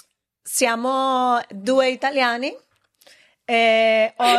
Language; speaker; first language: Italian; non-native, learner; Spanish